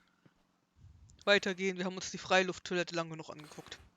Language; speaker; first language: German; native; German